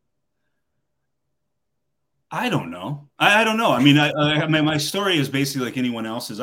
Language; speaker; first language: English; native; English